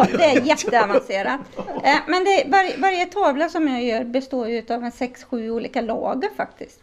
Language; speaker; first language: Swedish; native; Swedish